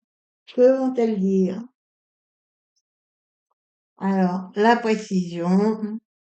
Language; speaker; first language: French; native; French